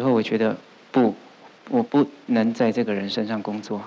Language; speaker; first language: Chinese; native; Chinese